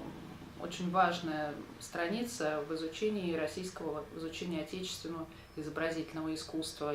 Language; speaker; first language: Russian; native; Russian